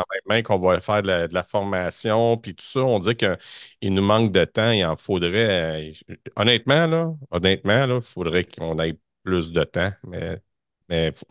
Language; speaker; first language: French; native; French